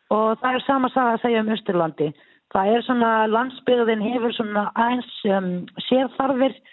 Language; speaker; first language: Icelandic; non-native, fluent; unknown